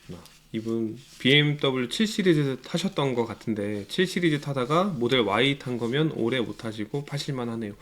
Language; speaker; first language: Korean; native; Korean